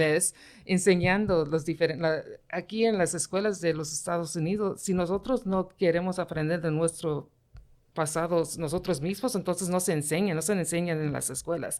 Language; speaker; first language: Spanish; early bilingual, heritage; Spanish